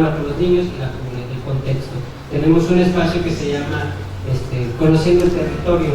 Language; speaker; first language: Spanish; non-native, local second language; Tzotzil